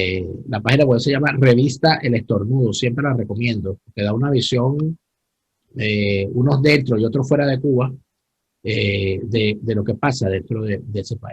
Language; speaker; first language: Spanish; native; Spanish